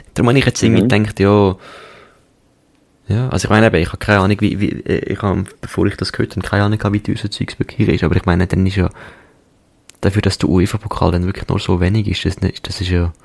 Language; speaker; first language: German; native; German